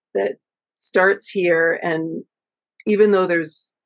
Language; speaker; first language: English; native; English